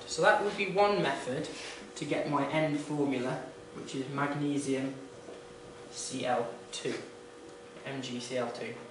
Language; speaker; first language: English; native; English